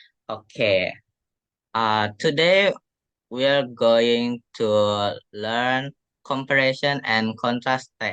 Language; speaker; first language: English; non-native, learner; Indonesian